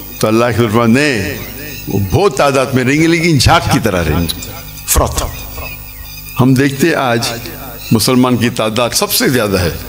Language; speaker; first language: Urdu; non-native, local second language; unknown